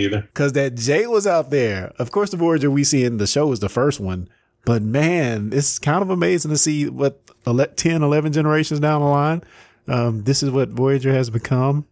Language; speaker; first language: English; native; English